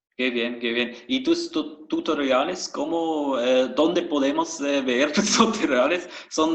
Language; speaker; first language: Spanish; non-native, fluent; German